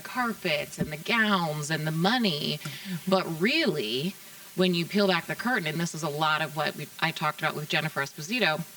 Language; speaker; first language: English; native; English